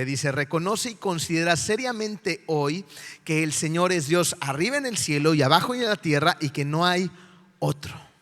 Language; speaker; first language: Spanish; native; Spanish